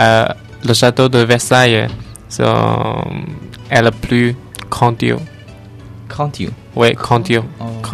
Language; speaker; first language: French; non-native, learner; Chinese